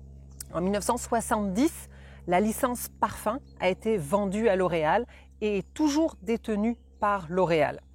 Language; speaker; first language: French; native; French